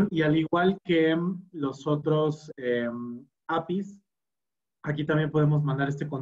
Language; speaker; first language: Spanish; native; Spanish